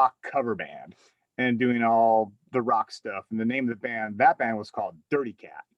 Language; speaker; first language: English; native; English